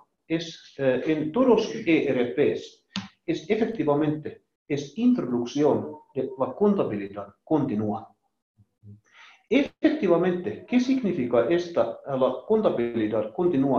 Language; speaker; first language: Spanish; non-native, learner; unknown